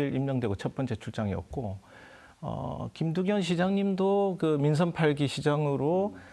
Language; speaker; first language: Korean; native; Korean